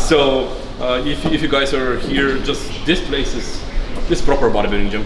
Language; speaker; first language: English; non-native, fluent; Bulgarian